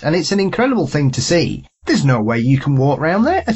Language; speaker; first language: English; native; English